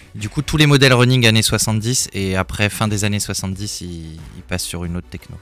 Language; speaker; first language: French; native; French